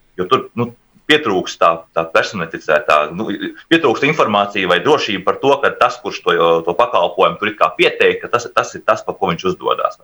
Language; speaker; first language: Latvian; native; Latvian